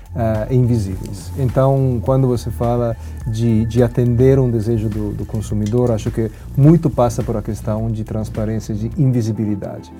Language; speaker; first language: Portuguese; non-native, fluent; Italian